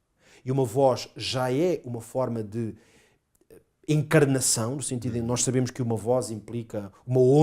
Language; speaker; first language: Portuguese; native; Portuguese